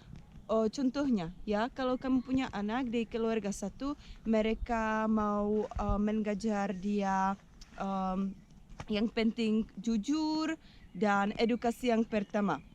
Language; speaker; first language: Indonesian; non-native, learner; Czech